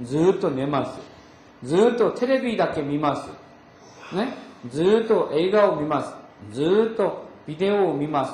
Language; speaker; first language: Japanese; non-native, fluent; Korean